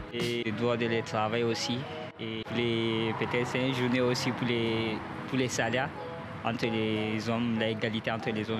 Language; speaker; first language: French; non-native, learner; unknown